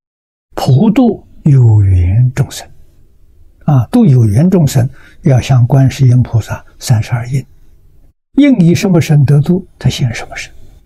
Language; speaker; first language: Chinese; native; Chinese